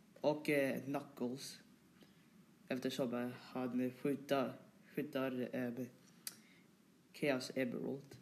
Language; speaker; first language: Swedish; non-native, learner; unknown